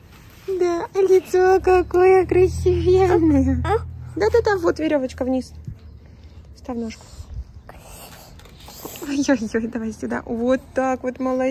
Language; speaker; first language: Russian; native; Russian